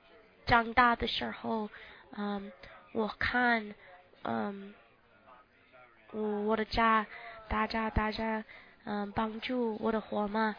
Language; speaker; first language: Chinese; non-native, learner; English